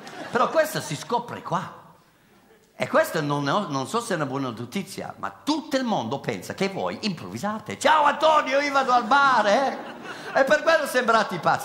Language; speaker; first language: Italian; non-native, fluent; English